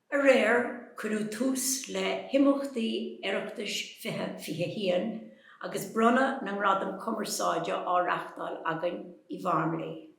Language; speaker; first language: Irish; native; Irish